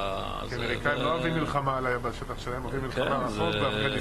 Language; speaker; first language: Hebrew; native; Hebrew